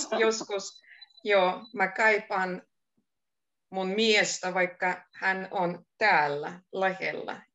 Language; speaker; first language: Finnish; non-native, fluent; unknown